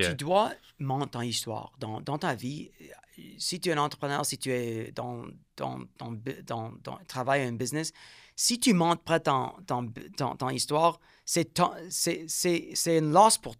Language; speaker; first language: French; non-native, learner; English